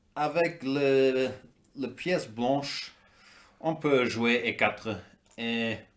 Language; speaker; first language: French; non-native, learner; German